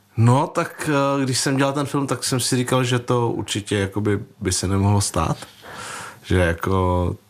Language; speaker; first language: Czech; early bilingual, other home language; Vietnamese